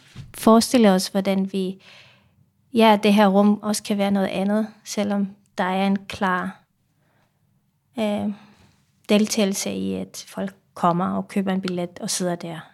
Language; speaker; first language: Danish; non-native, fluent; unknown